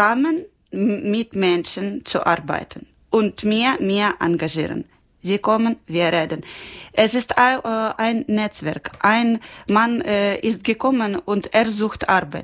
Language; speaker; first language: German; non-native, learner; Ukrainian